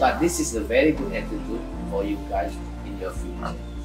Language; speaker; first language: English; non-native, learner; Indonesian